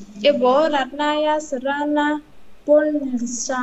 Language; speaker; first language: Russian; non-native, learner; Vietnamese